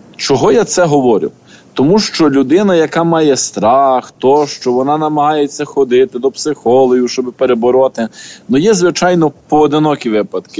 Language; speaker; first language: Ukrainian; native; Ukrainian